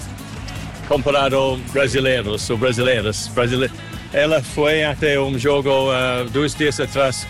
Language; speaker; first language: Portuguese; non-native, learner; English